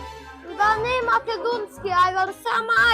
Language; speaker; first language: Macedonian; early bilingual, heritage; Macedonian